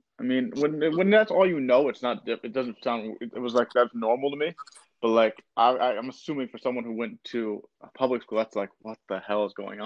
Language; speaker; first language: English; native; English